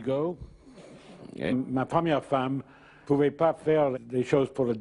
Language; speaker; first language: French; non-native, fluent; English